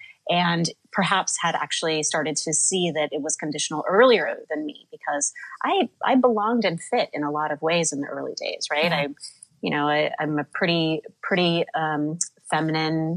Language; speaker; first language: English; native; English